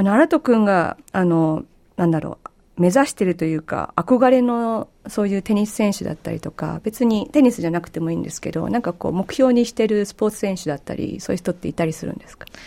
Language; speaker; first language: Japanese; native; Japanese